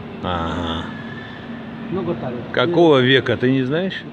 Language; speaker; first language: Russian; native; Russian